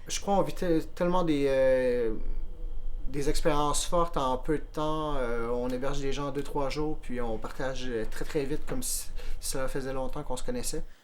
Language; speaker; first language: French; native; French